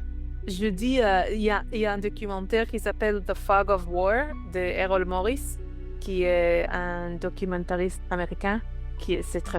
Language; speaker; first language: French; non-native, learner; Hebrew